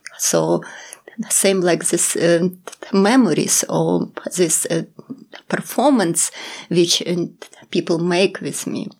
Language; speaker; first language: English; non-native, fluent; Russian